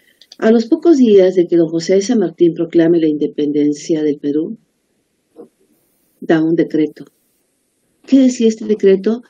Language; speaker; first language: Spanish; native; Spanish